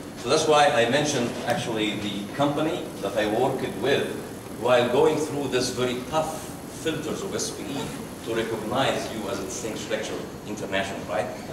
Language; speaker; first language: English; non-native, fluent; Arabic